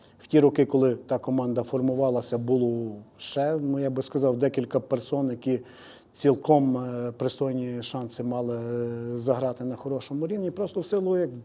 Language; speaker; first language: Ukrainian; native; Ukrainian